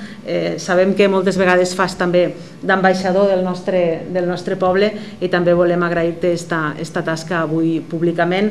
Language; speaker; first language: Catalan; native; Catalan